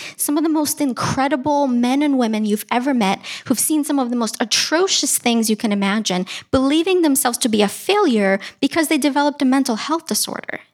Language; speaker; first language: English; early bilingual, other home language; Russian